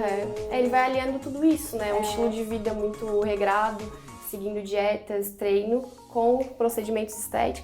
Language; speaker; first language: Portuguese; native; Portuguese